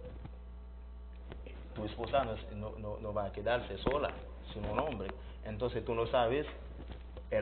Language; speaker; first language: Spanish; non-native, learner; Haitian Creole